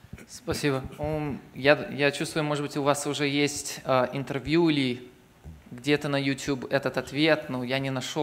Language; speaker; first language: Russian; early bilingual, heritage; Russian